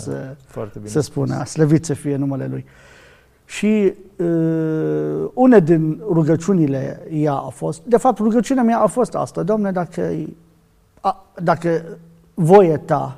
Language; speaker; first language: Romanian; non-native, learner; Arabic